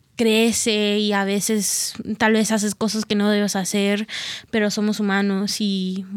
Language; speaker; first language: Spanish; early bilingual, heritage; Spanish